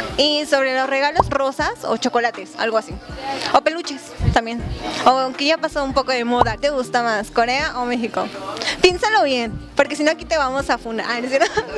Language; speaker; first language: Spanish; native; Spanish